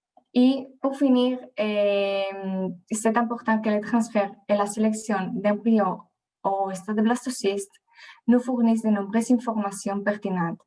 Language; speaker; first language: French; non-native, fluent; Spanish